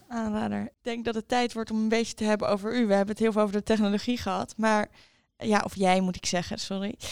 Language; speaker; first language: Dutch; native; Dutch